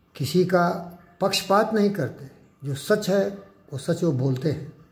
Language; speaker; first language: Hindi; native; Hindi